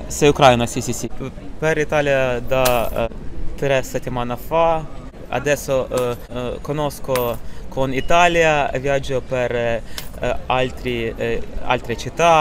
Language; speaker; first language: Italian; non-native, learner; Ukrainian